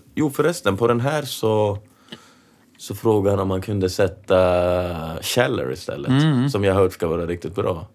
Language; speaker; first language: Swedish; native; Swedish